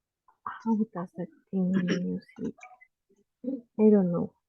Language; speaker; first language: English; non-native, learner; Spanish